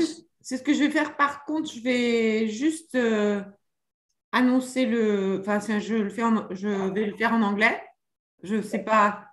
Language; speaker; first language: French; early bilingual, heritage; French